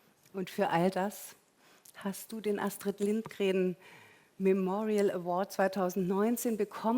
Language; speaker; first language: German; native; German